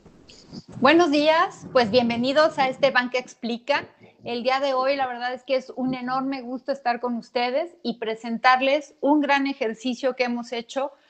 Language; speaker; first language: Spanish; native; Spanish